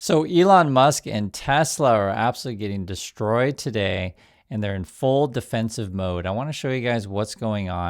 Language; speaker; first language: English; native; English